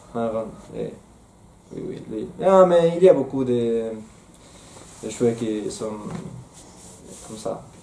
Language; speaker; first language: French; non-native, learner; Spanish